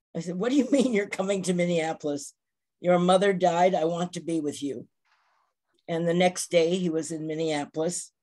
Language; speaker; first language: English; native; English